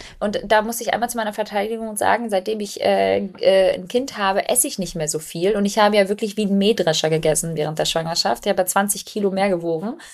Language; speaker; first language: German; early bilingual, other home language; Albanian